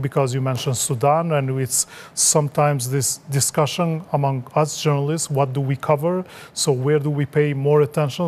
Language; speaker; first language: English; non-native, fluent; Albanian